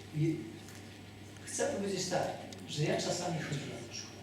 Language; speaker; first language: Polish; native; Polish